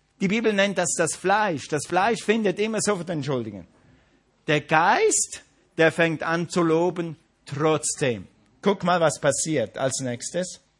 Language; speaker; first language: German; non-native, fluent; English